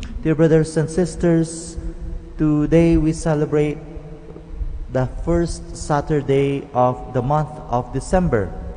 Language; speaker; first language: English; non-native, local second language; Filipino